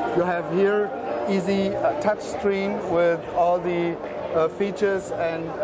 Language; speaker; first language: English; non-native, fluent; German